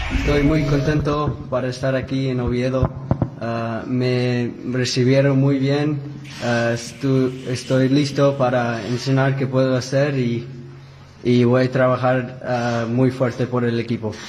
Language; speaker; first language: Spanish; early bilingual, heritage; English